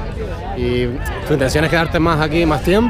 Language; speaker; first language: Spanish; native; Spanish